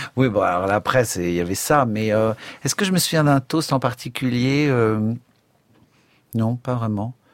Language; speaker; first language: French; native; French